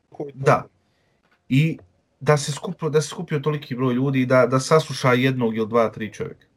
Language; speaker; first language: Bosnian; native; Bosnian